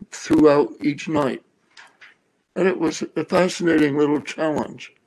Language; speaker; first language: English; native; English